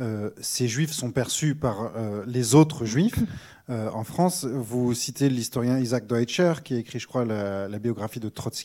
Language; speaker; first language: French; native; French